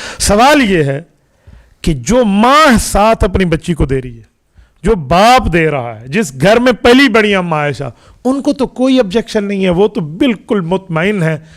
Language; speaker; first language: Urdu; non-native, local second language; Punjabi